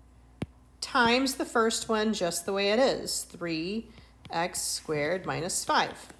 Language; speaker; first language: English; native; English